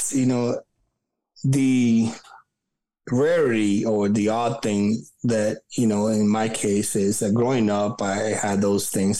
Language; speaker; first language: English; early bilingual, other home language; Spanish